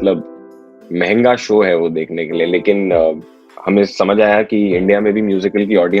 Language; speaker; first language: Hindi; native; Hindi